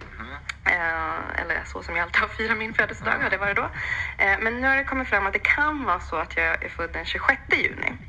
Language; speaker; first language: Swedish; native; Swedish